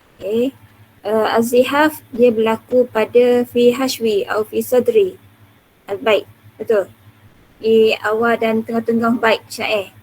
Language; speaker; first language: Malay; native; Malay